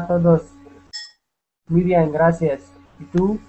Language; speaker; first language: Spanish; non-native, learner; Arabic